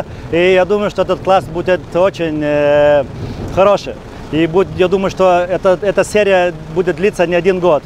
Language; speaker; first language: Russian; non-native, fluent; Lithuanian